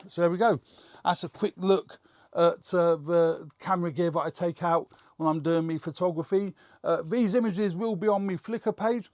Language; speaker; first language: English; native; English